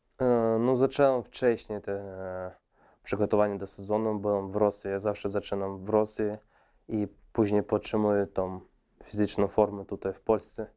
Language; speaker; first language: Polish; non-native, fluent; Russian